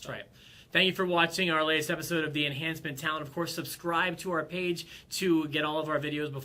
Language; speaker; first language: English; native; English